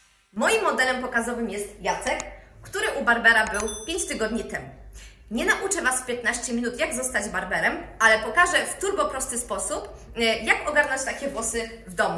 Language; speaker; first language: Polish; native; Polish